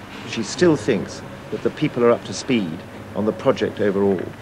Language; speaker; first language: English; native; English